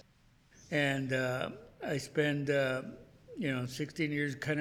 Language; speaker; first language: English; native; English